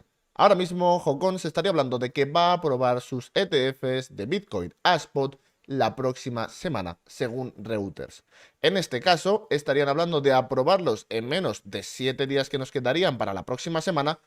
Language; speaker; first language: Spanish; native; Spanish